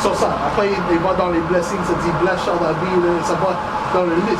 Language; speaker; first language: French; non-native, learner; English